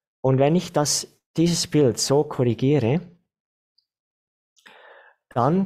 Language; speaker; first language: German; non-native, fluent; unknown